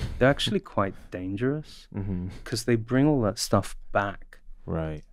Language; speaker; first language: English; native; English